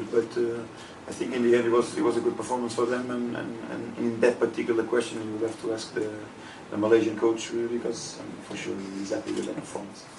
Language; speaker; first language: English; non-native, fluent; Portuguese